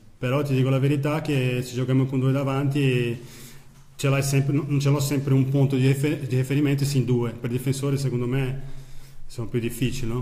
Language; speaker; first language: Italian; non-native, fluent; Portuguese